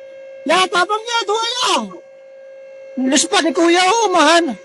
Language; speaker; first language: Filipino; non-native, local second language; Cebuano